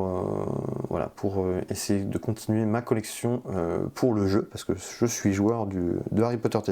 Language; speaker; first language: French; native; French